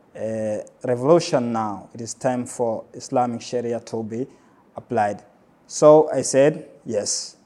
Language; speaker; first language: English; non-native, local second language; Swahili